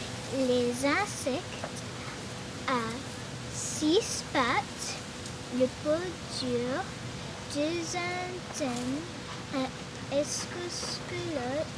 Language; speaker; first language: French; non-native, learner; English